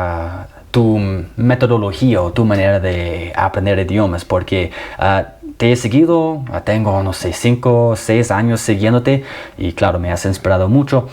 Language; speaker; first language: Spanish; non-native, fluent; English